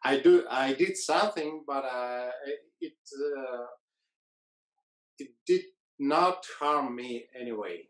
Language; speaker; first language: English; non-native, learner; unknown